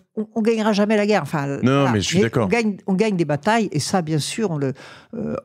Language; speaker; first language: French; native; French